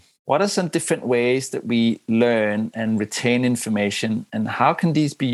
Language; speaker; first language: English; non-native, fluent; Danish